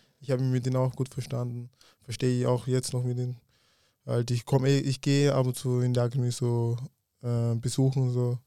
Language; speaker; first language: German; early bilingual, other home language; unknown